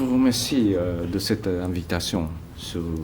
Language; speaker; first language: French; non-native, fluent; Japanese